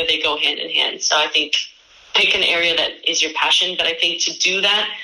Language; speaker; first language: English; native; English